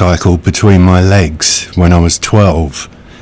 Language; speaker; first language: English; native; English